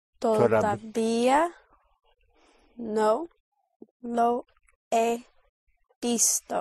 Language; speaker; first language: Spanish; non-native, learner; English